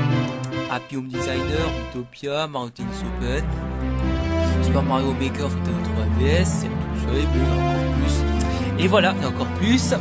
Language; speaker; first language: French; native; French